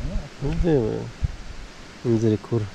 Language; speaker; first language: German; non-native, learner; Russian